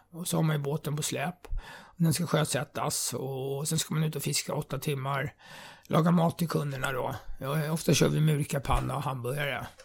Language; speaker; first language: Swedish; native; Swedish